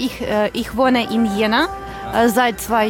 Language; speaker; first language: German; non-native, learner; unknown